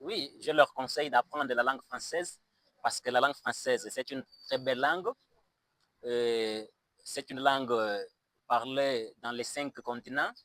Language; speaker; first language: French; non-native, fluent; Portuguese